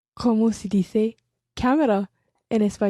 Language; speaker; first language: Spanish; non-native, learner; English